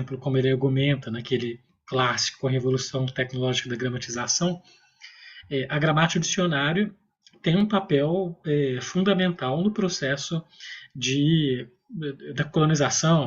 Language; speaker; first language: Portuguese; native; Portuguese